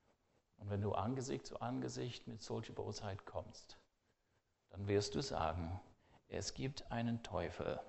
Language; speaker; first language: German; non-native, fluent; English